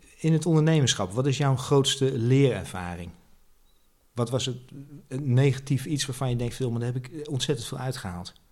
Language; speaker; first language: Dutch; native; Dutch